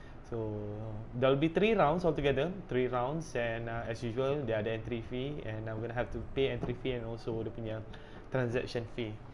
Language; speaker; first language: English; non-native, local second language; Malay